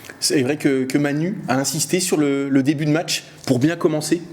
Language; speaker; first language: French; native; French